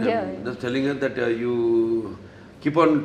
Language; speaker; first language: Telugu; native; Telugu